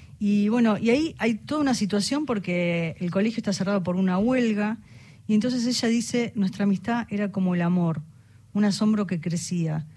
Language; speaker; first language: Spanish; native; Spanish